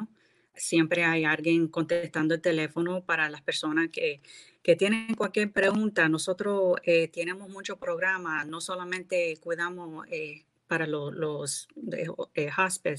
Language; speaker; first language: Spanish; early bilingual, heritage; English